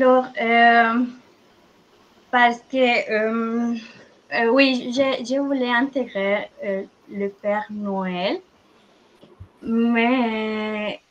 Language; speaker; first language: French; non-native, fluent; Spanish